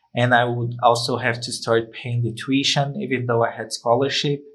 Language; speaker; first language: English; non-native, fluent; Portuguese